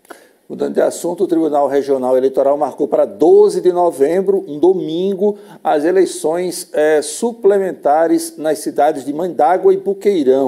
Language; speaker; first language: Portuguese; native; Portuguese